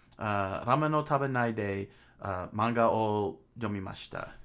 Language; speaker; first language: Japanese; non-native, learner; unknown